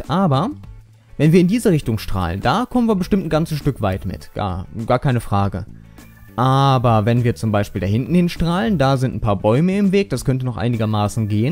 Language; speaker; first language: German; native; German